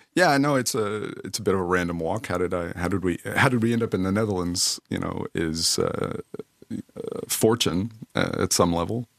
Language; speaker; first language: English; native; English